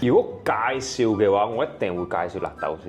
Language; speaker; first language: Cantonese; non-native, fluent; Japanese